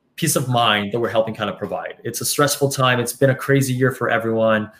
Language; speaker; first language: English; early bilingual, other home language; Spanish